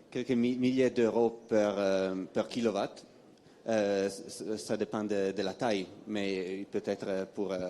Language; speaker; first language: French; non-native, fluent; Italian